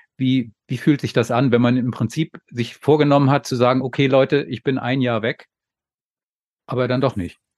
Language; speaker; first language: German; native; German